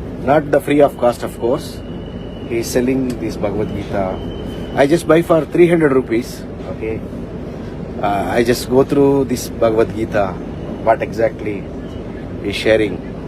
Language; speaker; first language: English; non-native, local second language; Telugu